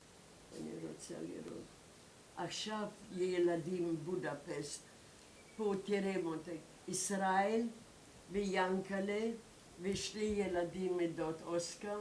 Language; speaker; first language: Hebrew; non-native, learner; German